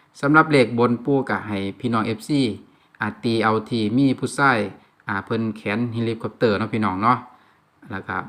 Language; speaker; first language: Thai; non-native, local second language; Lao